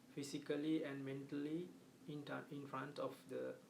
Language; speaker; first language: English; non-native, local second language; Sinhala